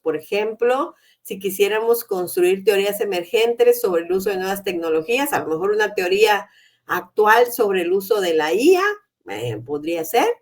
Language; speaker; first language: Spanish; native; Spanish